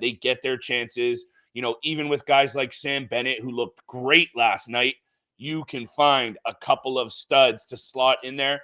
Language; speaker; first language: English; native; English